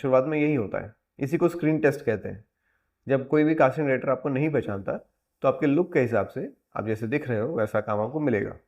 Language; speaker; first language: Hindi; native; Hindi